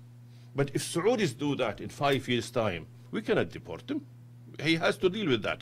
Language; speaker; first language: English; non-native, fluent; Arabic